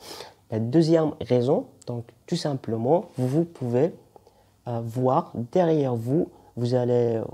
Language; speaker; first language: French; non-native, local second language; Arabic